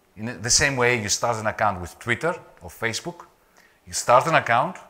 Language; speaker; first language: English; non-native, fluent; Greek